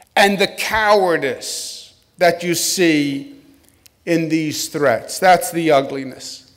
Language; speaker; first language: English; native; English